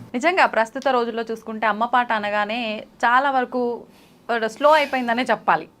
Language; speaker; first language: Telugu; native; Telugu